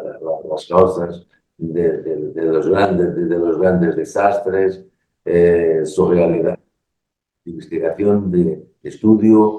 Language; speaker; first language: Spanish; non-native, learner; Portuguese